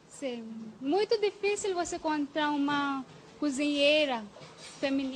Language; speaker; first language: Portuguese; non-native, learner; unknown